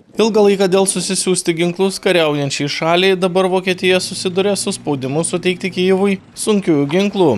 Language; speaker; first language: Lithuanian; native; Lithuanian